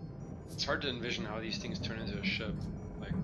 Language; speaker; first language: English; native; English